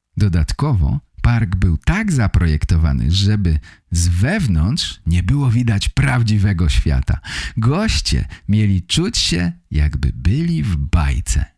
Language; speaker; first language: Polish; native; Polish